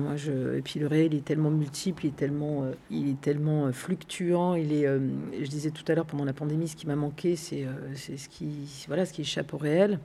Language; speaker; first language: French; early bilingual, other home language; Arabic